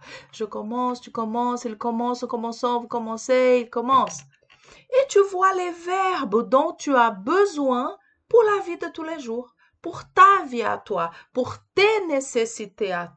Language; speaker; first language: French; non-native, fluent; Portuguese